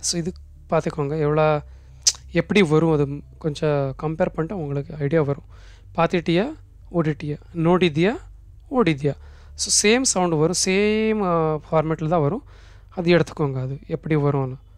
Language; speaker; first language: Tamil; non-native, local second language; Kannada